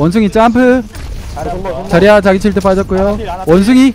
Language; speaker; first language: Korean; native; Korean